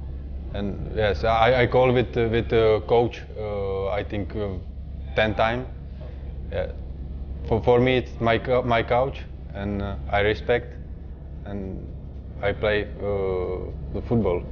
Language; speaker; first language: English; non-native, learner; Czech